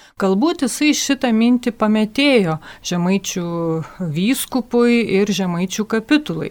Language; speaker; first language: Lithuanian; native; Lithuanian